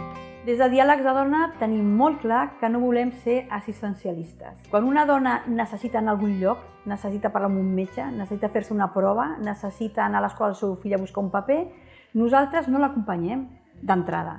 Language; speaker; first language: Catalan; native; Catalan